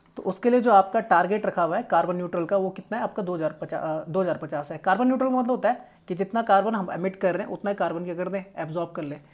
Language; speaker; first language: Hindi; native; Hindi